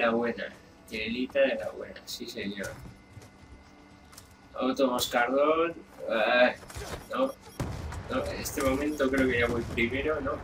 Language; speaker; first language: Spanish; native; Spanish